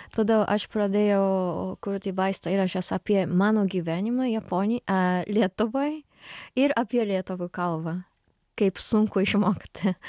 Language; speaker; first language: Lithuanian; non-native, learner; Japanese